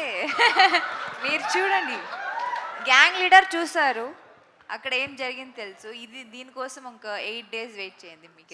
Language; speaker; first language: Telugu; non-native, fluent; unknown